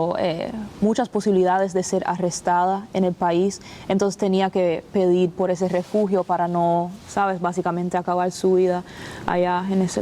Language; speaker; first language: Spanish; early bilingual, other home language; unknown